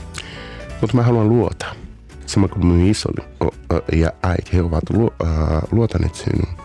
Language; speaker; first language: Finnish; non-native, fluent; Portuguese